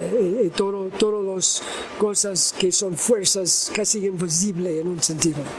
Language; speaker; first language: Spanish; non-native, learner; English